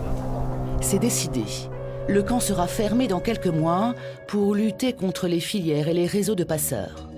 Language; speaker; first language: French; native; French